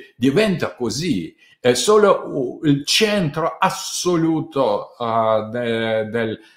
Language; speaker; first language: Italian; non-native, fluent; Russian